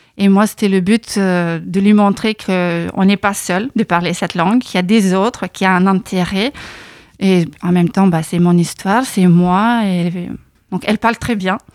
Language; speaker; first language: French; non-native, fluent; Lithuanian